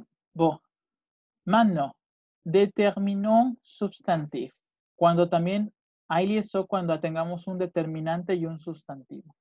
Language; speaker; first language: Spanish; native; Spanish